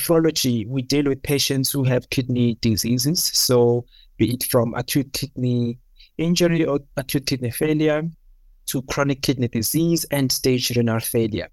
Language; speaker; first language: English; non-native, local second language; Zulu